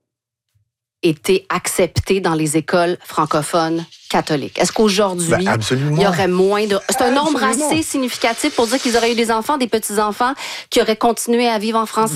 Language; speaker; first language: French; native; French